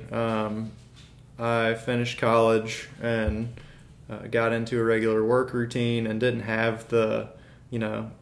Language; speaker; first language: English; native; English